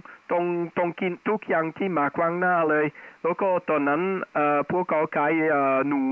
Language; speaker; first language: Thai; non-native, fluent; Dutch